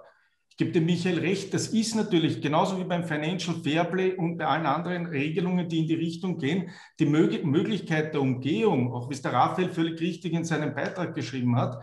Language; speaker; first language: German; native; German